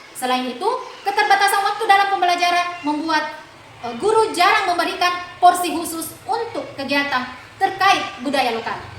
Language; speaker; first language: Indonesian; non-native, local second language; Buginese